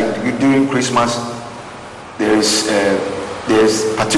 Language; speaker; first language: English; non-native, local second language; Ga